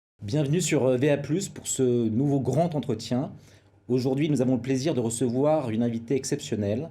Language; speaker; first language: French; native; French